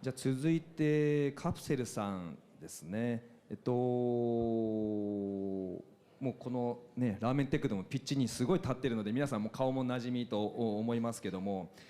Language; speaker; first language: Japanese; native; Japanese